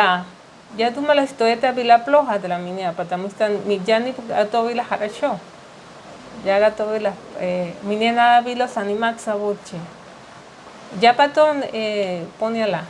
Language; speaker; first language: Russian; non-native, learner; Spanish